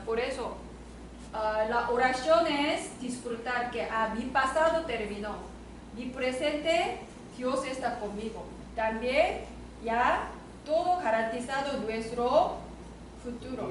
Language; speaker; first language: Spanish; non-native, learner; Korean